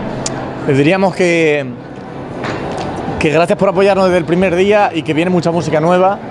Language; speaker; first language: Spanish; native; Spanish